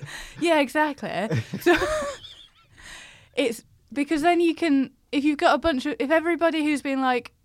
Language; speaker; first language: English; native; English